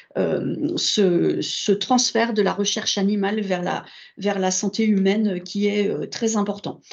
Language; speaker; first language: French; native; French